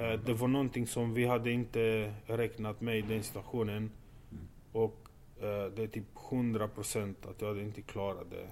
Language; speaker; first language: Swedish; non-native, fluent; Romanian